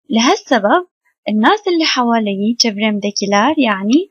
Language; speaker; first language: Arabic; native; Arabic